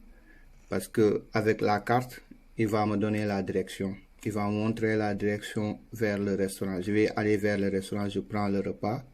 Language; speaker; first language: French; non-native, local second language; Wolof